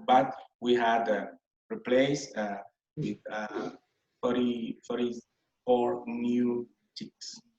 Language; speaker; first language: English; non-native, learner; Spanish